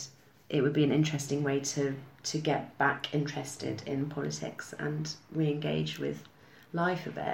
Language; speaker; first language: English; native; English